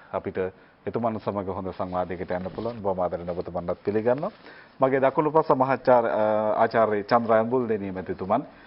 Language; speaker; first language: Sinhala; native; Sinhala